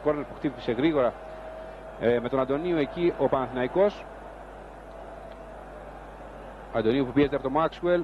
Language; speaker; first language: Greek; native; Greek